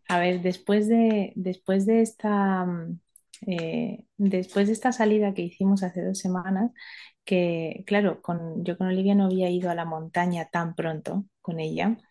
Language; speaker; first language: Spanish; early bilingual, other home language; Romanian